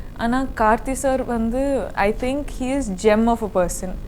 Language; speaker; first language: Tamil; non-native, learner; Kannada